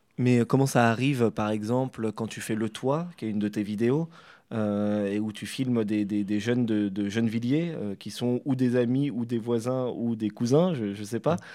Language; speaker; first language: French; native; French